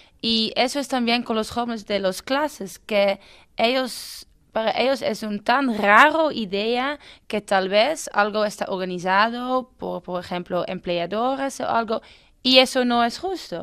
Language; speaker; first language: Spanish; non-native, learner; Dutch